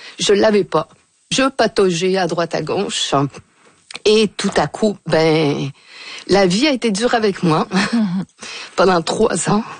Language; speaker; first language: French; native; French